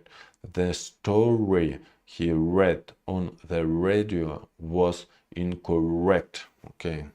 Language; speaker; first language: English; non-native, learner; Russian